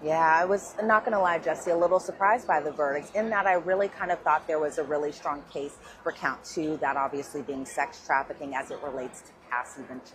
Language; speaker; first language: English; native; English